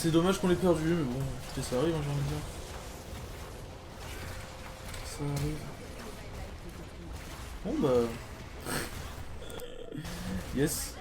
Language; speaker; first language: French; native; French